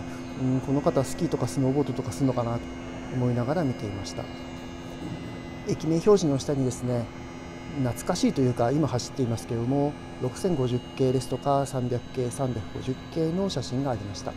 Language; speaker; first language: Japanese; native; Japanese